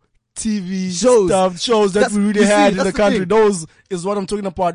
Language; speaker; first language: English; non-native, local second language; Zulu